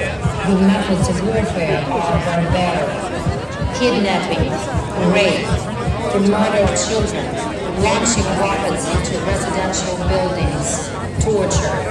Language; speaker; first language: English; non-native, fluent; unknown